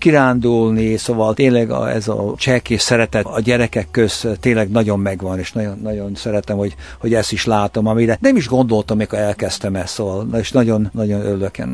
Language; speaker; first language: Hungarian; early bilingual, heritage; Hungarian